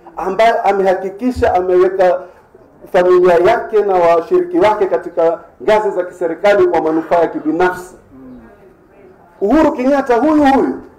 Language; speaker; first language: Swahili; native; Swahili